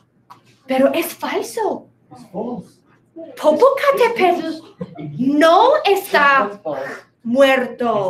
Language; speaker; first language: Spanish; non-native, fluent; English